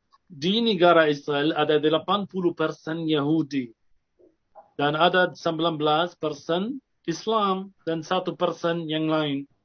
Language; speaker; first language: Indonesian; non-native, fluent; Arabic